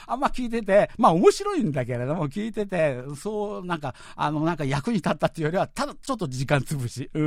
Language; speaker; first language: Japanese; non-native, fluent; Korean